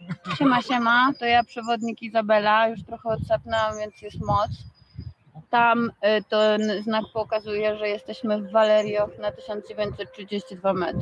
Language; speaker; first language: Polish; native; Polish